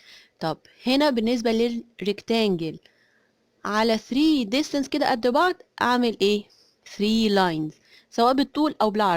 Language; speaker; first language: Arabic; native; Arabic